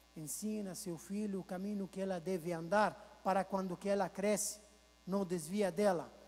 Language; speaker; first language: Portuguese; non-native, fluent; Arabic